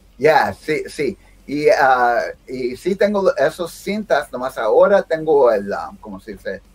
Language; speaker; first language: Spanish; early bilingual, heritage; Spanish